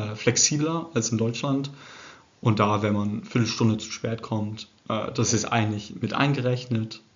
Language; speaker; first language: German; early bilingual, heritage; English